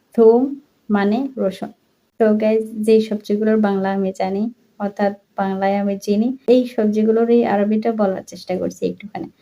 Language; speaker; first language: Bangla; early bilingual, heritage; Arabic